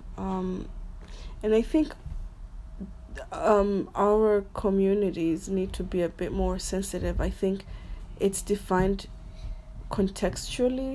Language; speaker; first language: English; non-native, local second language; Swahili